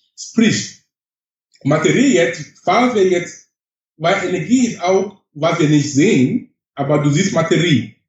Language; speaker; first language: German; non-native, fluent; English